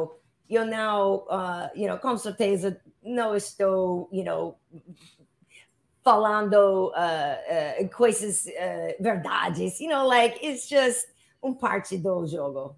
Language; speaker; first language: Portuguese; non-native, learner; English